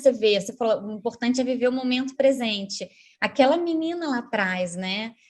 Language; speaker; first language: Portuguese; native; Portuguese